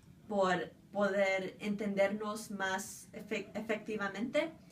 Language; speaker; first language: Spanish; early bilingual, other home language; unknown